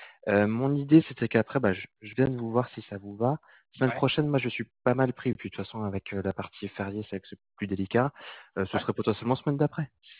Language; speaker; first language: French; native; French